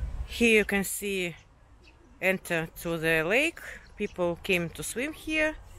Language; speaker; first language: English; non-native, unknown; Russian